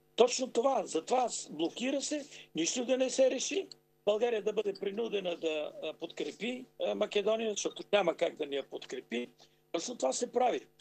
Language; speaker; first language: Bulgarian; native; Bulgarian